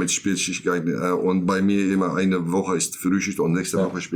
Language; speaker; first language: German; non-native, learner; Kurdish